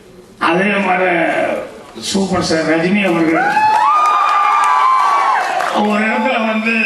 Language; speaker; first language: Tamil; native; Tamil